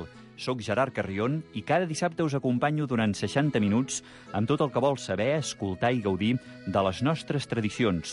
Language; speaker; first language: Catalan; native; Catalan